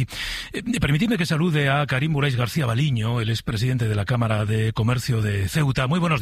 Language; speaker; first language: Spanish; native; Spanish